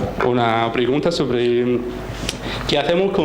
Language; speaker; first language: Spanish; non-native, fluent; Arabic